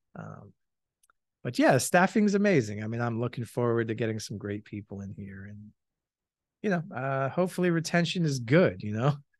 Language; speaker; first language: English; native; English